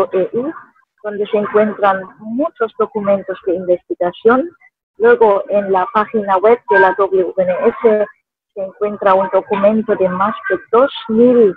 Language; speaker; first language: Spanish; non-native, fluent; German